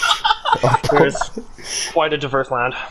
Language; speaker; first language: English; native; English